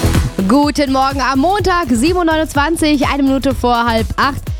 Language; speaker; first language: German; native; German